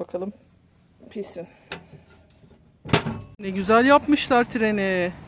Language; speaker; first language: Turkish; native; Turkish